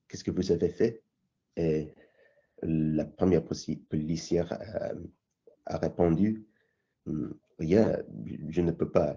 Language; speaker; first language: French; non-native, learner; English